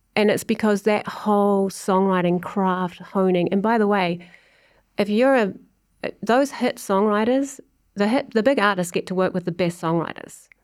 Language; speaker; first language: English; native; English